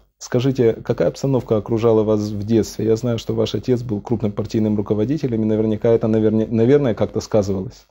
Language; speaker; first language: Russian; native; Russian